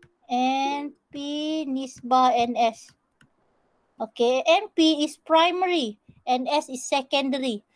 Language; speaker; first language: English; non-native, local second language; Malay